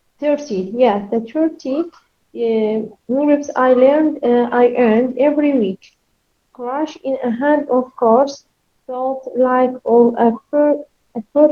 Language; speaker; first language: English; non-native, learner; Arabic